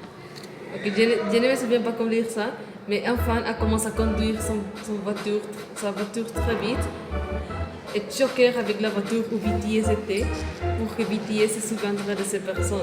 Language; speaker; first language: French; non-native, learner; Spanish